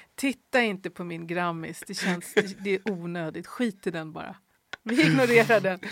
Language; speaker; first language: Swedish; native; Swedish